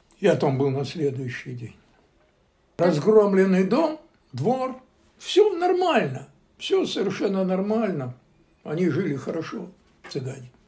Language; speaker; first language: Russian; native; Russian